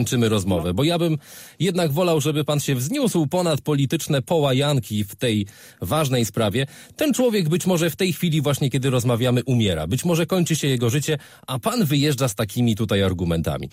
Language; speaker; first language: Polish; native; Polish